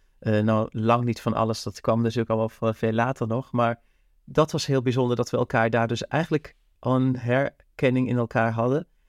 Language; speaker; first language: Dutch; native; Dutch